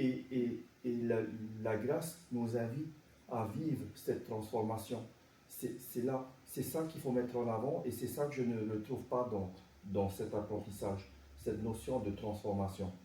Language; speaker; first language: French; native; French